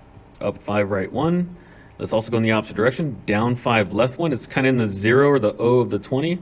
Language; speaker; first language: English; native; English